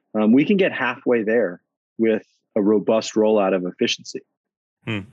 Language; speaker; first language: English; native; English